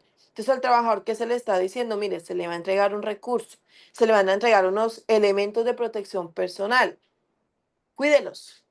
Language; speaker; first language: Spanish; native; Spanish